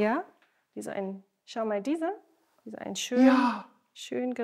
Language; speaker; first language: German; native; German